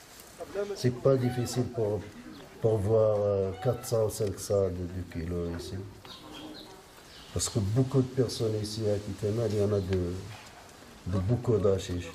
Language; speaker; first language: French; non-native, learner; Arabic